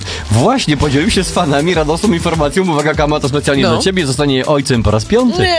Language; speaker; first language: Polish; native; Polish